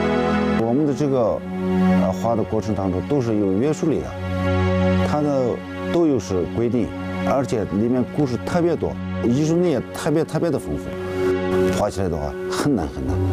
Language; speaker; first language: Chinese; non-native, local second language; Tibetan